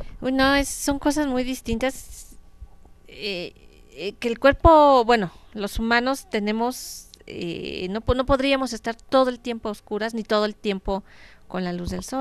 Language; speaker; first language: Spanish; native; Spanish